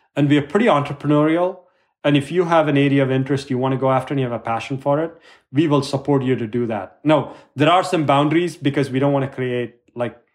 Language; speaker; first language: English; non-native, local second language; Tamil